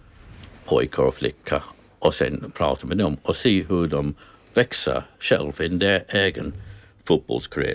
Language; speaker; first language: Swedish; non-native, fluent; English